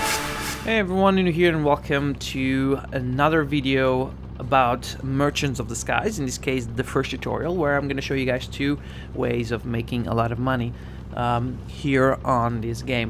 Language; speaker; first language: English; non-native, fluent; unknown